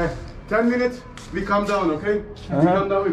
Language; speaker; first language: English; non-native, learner; Turkish